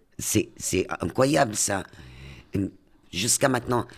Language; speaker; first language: French; non-native, learner; Arabic